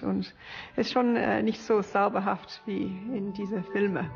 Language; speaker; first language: German; non-native, fluent; English